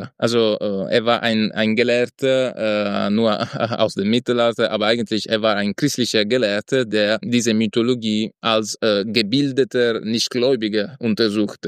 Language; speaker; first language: German; non-native, fluent; Italian